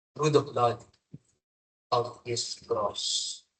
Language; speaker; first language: English; non-native, local second language; Filipino